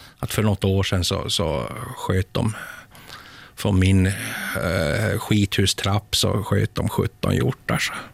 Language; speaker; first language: Swedish; native; Swedish